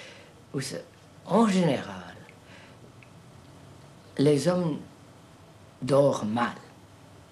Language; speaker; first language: French; non-native, fluent; Telugu